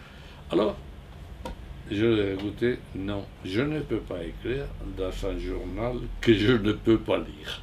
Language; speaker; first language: French; non-native, fluent; Spanish